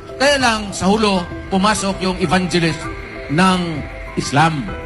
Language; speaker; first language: Filipino; non-native, local second language; Cebuano